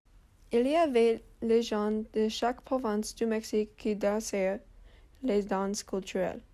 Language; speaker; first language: French; non-native, learner; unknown